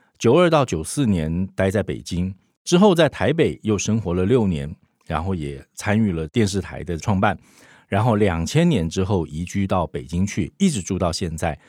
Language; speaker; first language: Chinese; native; Chinese